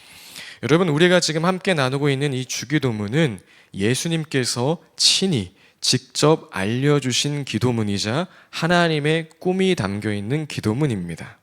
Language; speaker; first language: Korean; native; Korean